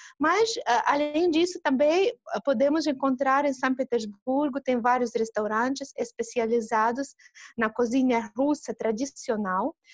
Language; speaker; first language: Portuguese; non-native, fluent; Russian